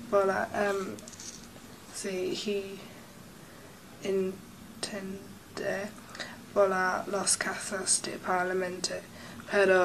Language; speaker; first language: Spanish; non-native, learner; English